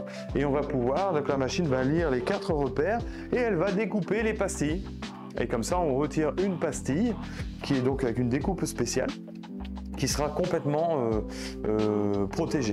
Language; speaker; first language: French; native; French